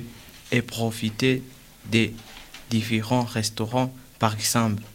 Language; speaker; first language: French; non-native, learner; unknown